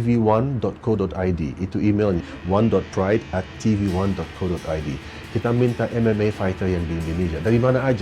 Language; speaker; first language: Indonesian; non-native, fluent; English